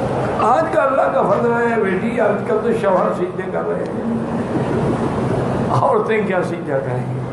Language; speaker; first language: Urdu; native; Urdu